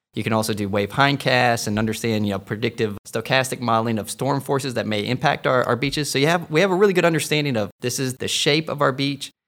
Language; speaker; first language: English; native; English